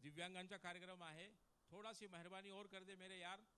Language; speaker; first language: Hindi; non-native, local second language; Marathi